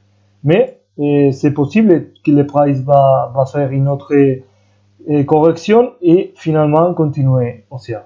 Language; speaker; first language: French; non-native, fluent; Spanish